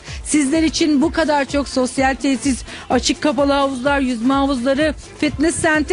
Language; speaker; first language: Turkish; native; Turkish